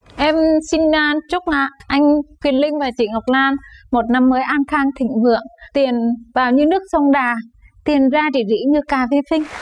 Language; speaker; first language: Vietnamese; native; Vietnamese